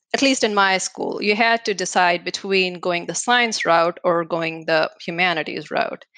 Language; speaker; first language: English; non-native, local second language; Hindi